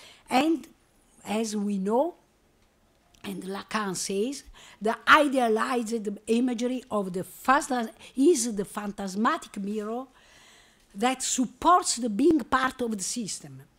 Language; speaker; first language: English; non-native, learner; Italian